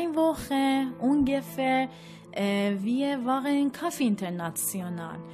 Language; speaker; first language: German; non-native, fluent; Persian